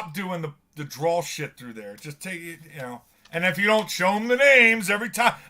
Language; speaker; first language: English; native; English